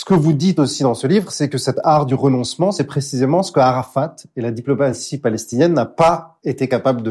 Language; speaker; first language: French; native; French